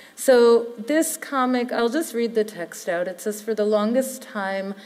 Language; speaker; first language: English; native; English